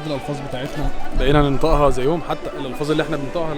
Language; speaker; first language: Arabic; native; Arabic